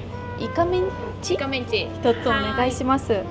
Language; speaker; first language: Japanese; non-native, fluent; Russian